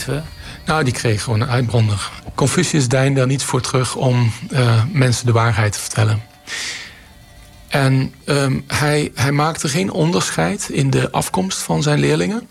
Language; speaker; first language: Dutch; native; Dutch